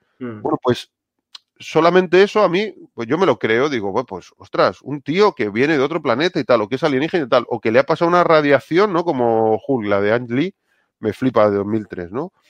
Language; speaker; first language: Spanish; native; Spanish